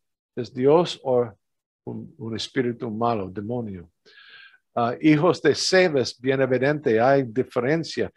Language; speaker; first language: Spanish; non-native, fluent; English